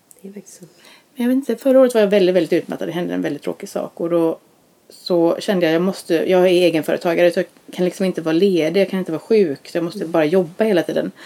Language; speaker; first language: Swedish; native; Swedish